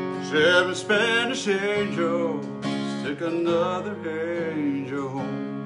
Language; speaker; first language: English; early bilingual, other home language; Spanish